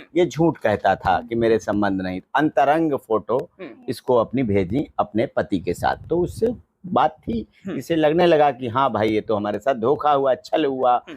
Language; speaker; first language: Hindi; native; Hindi